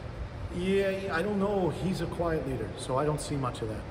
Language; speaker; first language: English; native; English